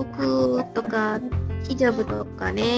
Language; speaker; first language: Japanese; non-native, learner; Malay